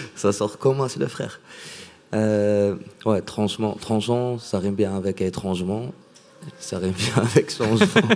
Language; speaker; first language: French; non-native, local second language; Arabic